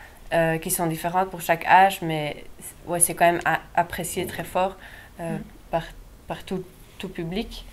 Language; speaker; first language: French; non-native, local second language; Dutch